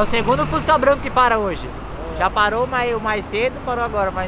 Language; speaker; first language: Portuguese; native; Portuguese